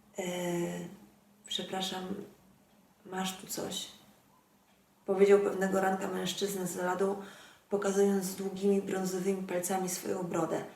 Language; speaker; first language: Polish; native; Polish